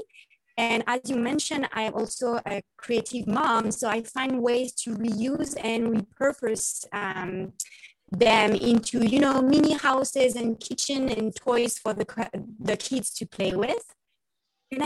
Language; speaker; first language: English; non-native, fluent; French